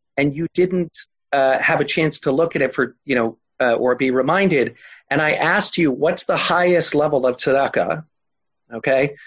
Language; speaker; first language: English; native; English